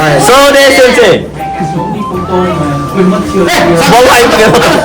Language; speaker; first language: Japanese; non-native, learner; Nepali